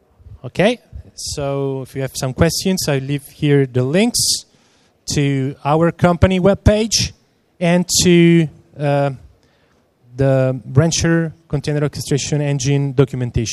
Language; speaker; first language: English; non-native, fluent; Italian